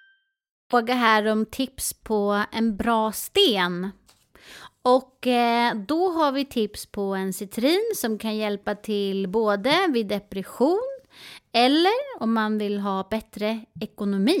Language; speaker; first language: Swedish; native; Swedish